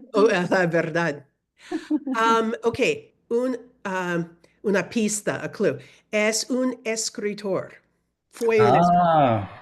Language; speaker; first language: Spanish; non-native, fluent; English